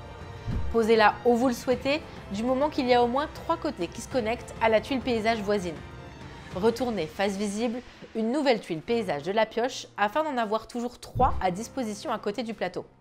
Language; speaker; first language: French; native; French